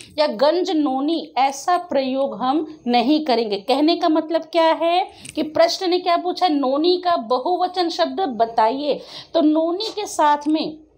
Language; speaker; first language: Hindi; native; Hindi